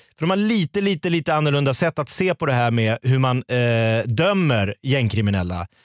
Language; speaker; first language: Swedish; native; Swedish